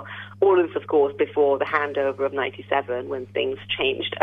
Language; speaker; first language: English; non-native, local second language; French